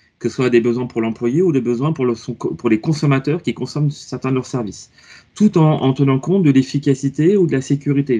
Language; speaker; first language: French; native; French